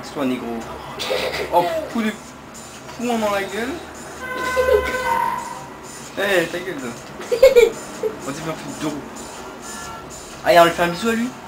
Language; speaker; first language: French; native; French